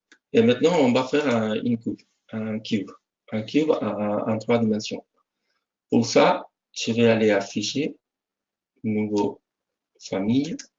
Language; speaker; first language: French; non-native, fluent; Spanish